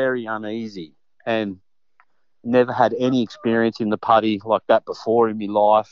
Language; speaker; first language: English; native; English